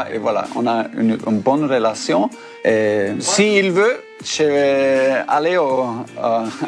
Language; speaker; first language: French; non-native, fluent; German